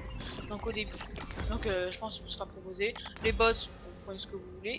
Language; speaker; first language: French; native; French